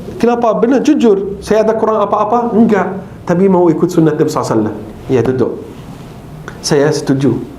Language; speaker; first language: Malay; non-native, fluent; Arabic